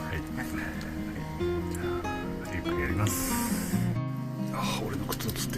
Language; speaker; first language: Japanese; native; Japanese